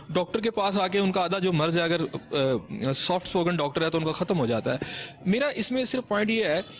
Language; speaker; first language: Urdu; non-native, local second language; Punjabi